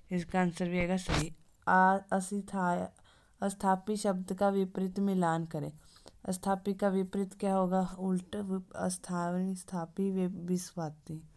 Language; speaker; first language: Hindi; non-native, local second language; Punjabi